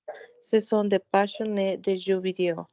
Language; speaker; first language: French; non-native, learner; Spanish